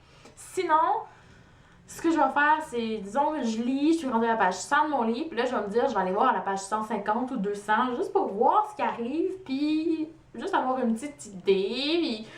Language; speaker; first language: French; native; French